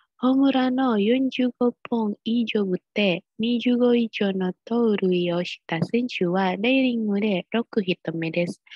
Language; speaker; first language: Japanese; non-native, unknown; Indonesian